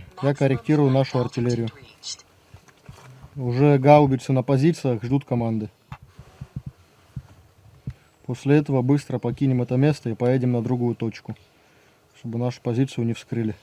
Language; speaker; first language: Russian; native; Russian